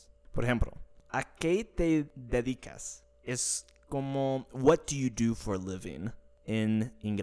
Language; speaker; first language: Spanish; non-native, fluent; English